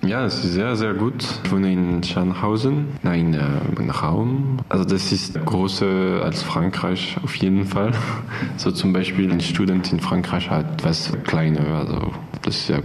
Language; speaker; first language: German; non-native, learner; French